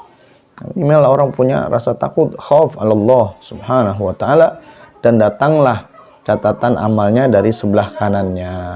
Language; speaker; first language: Indonesian; native; Indonesian